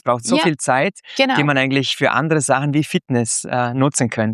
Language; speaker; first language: German; native; German